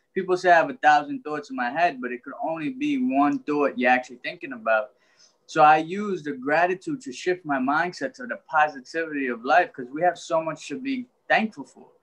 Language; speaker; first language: English; native; English